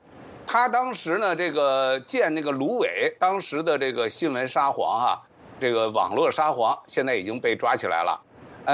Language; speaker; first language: Chinese; native; Chinese